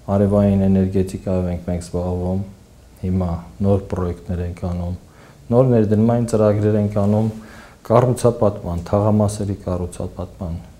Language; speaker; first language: Armenian; native; Armenian